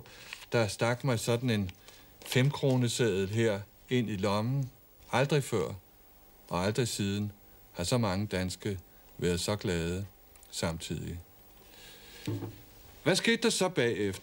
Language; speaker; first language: Danish; native; Danish